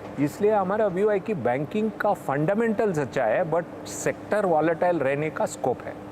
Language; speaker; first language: Hindi; non-native, local second language; Tamil